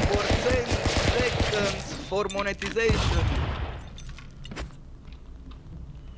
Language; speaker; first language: English; non-native, learner; Romanian